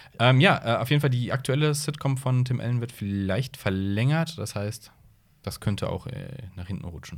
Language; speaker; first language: German; native; German